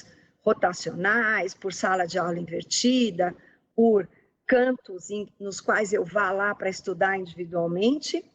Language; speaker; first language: Portuguese; native; Portuguese